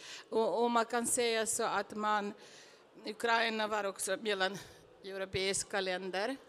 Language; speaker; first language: Swedish; non-native, fluent; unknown